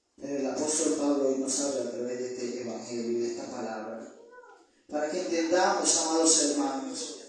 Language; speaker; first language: Spanish; native; Spanish